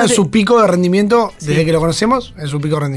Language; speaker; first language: Spanish; native; Spanish